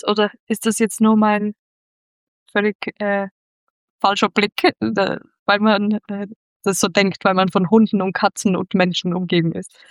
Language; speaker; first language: German; native; German